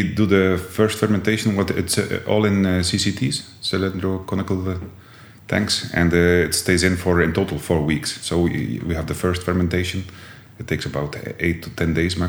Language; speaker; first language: English; non-native, fluent; Dutch